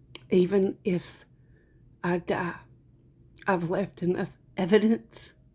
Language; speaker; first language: English; native; English